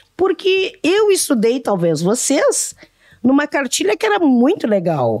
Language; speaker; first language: Portuguese; native; Portuguese